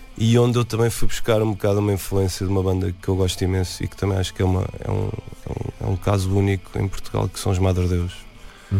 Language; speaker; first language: Portuguese; native; Portuguese